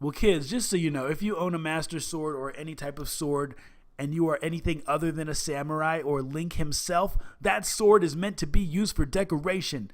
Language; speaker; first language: English; native; English